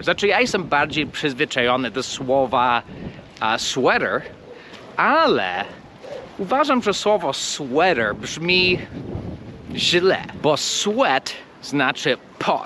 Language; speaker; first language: Polish; non-native, fluent; English